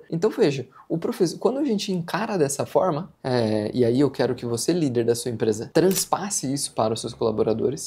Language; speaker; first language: Portuguese; native; Portuguese